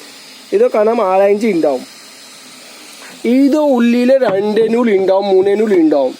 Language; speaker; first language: Malayalam; non-native, learner; Hindi